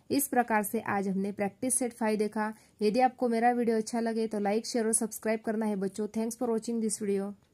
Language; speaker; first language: Hindi; non-native, local second language; Marathi